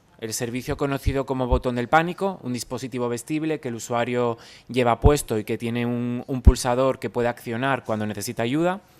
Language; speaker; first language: Spanish; native; Spanish